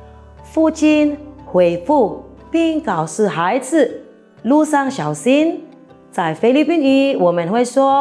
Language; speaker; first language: Chinese; non-native, fluent; Filipino